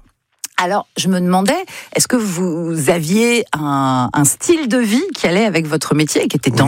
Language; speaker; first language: French; native; French